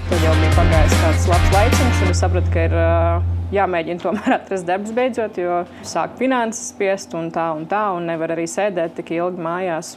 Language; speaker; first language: Latvian; native; Latvian